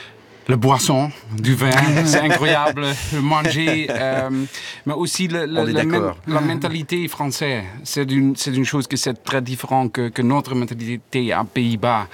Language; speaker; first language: French; non-native, learner; Dutch